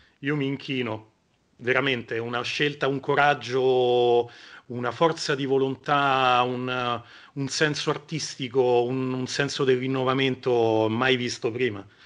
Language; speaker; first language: Italian; native; Italian